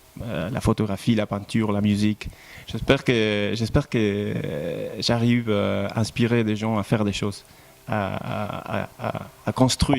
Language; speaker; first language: French; non-native, fluent; Spanish